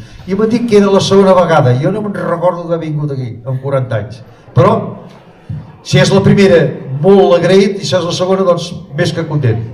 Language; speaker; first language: Catalan; native; Catalan